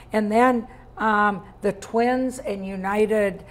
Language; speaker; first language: English; native; English